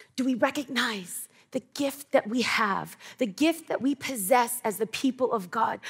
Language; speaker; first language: English; native; English